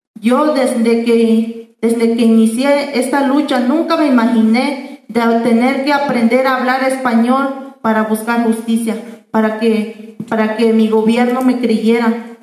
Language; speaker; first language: Spanish; non-native, local second language; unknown